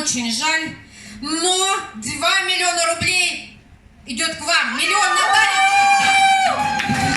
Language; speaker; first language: Russian; native; Russian